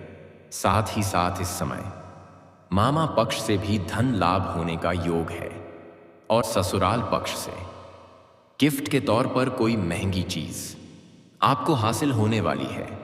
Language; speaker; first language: Hindi; native; Hindi